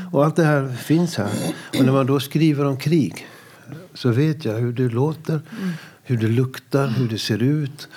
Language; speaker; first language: Swedish; native; Swedish